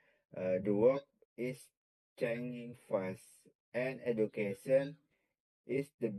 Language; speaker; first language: English; non-native, learner; Indonesian